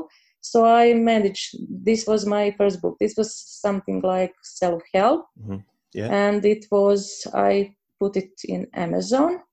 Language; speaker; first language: English; non-native, learner; Croatian